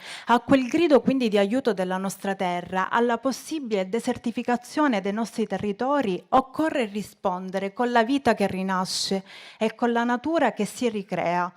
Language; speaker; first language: Italian; native; Italian